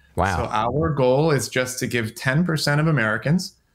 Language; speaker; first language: English; native; English